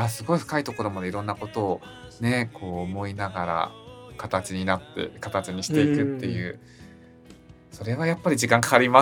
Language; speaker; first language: Japanese; native; Japanese